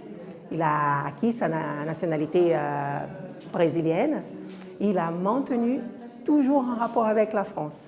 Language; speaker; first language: French; non-native, fluent; Portuguese